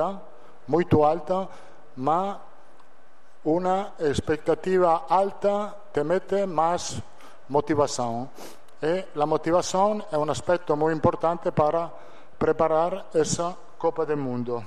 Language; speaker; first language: Portuguese; non-native, fluent; Italian